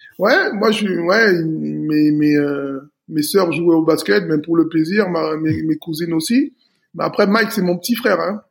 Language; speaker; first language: French; native; French